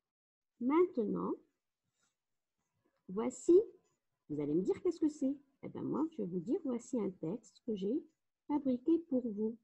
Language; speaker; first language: French; non-native, local second language; Arabic